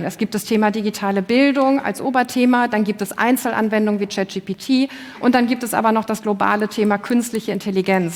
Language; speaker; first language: German; native; German